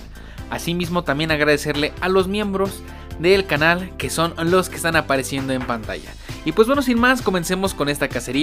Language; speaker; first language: Spanish; native; Spanish